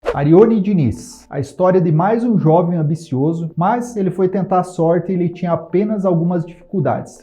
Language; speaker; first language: Portuguese; native; Portuguese